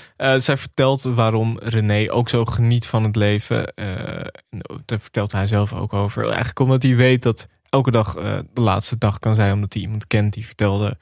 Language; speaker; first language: Dutch; native; Dutch